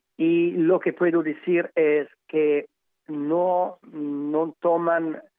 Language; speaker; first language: Spanish; non-native, learner; Italian